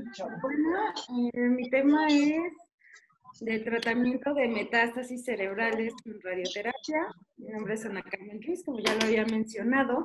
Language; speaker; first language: Spanish; native; Spanish